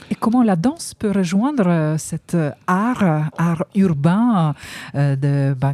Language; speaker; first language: French; native; French